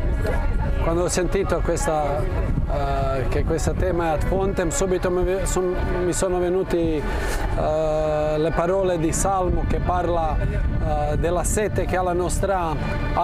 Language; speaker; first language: Italian; non-native, fluent; Croatian